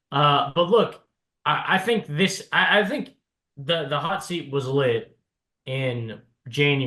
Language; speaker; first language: English; native; English